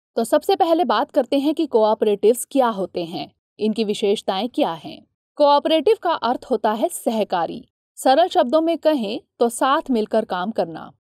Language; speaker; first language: Hindi; native; Hindi